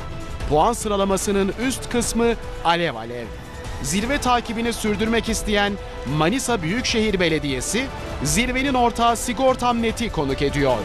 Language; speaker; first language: Turkish; native; Turkish